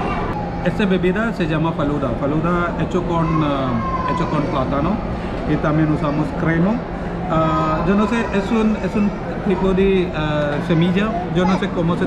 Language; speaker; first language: Spanish; non-native, learner; Malayalam